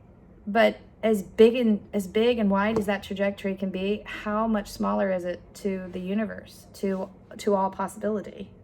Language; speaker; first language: English; native; English